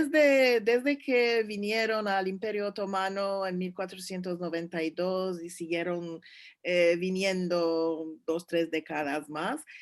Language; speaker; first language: Spanish; early bilingual, heritage; Turkish